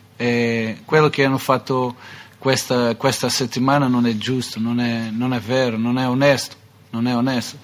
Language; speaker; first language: Italian; non-native, fluent; Portuguese